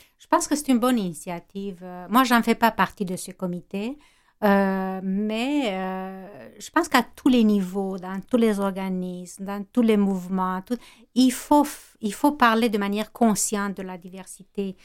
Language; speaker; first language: French; non-native, fluent; Romanian